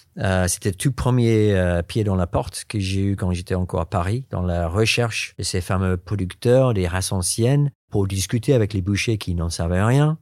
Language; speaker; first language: French; non-native, fluent; English